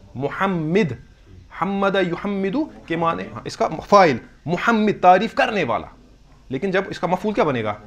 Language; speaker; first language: Urdu; non-native, local second language; Kashmiri